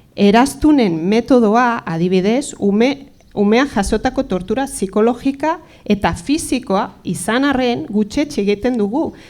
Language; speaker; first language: Basque; early bilingual, other home language; Spanish